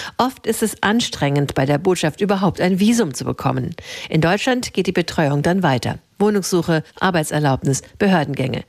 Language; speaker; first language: German; native; German